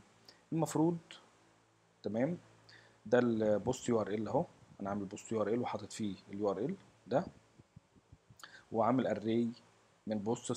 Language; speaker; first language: Arabic; native; Arabic